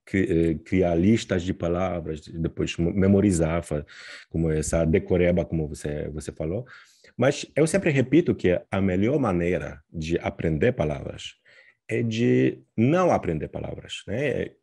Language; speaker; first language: Portuguese; non-native, fluent; Polish